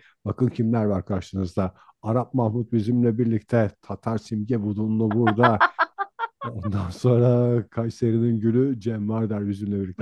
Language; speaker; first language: Turkish; native; Turkish